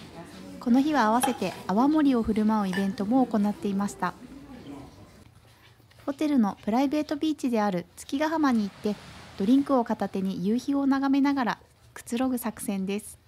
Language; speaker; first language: Japanese; native; Japanese